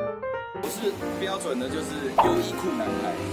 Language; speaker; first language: Chinese; native; Chinese